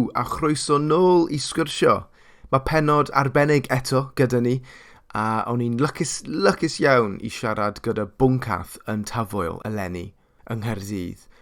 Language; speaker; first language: Welsh; non-native, local second language; English